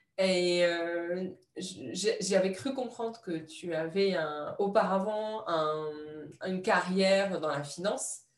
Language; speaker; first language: French; native; French